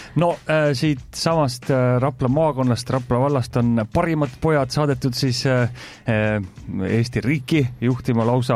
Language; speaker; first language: Estonian; native; Estonian